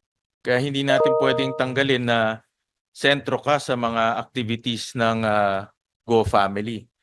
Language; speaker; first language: Filipino; native; Filipino